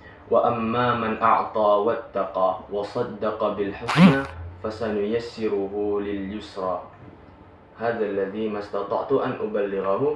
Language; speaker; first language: Arabic; non-native, fluent; Indonesian